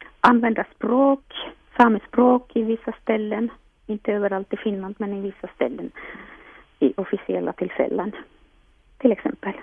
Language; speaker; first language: Swedish; non-native, local second language; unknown